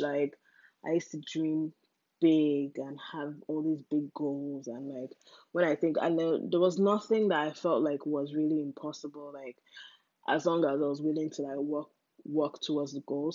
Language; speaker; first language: English; non-native, local second language; Yoruba